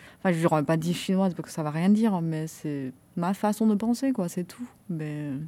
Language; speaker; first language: French; non-native, fluent; Chinese